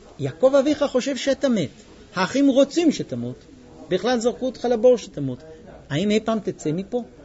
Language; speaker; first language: Hebrew; non-native, fluent; English